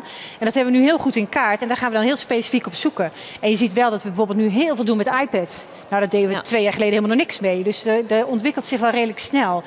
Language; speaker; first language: Dutch; native; Dutch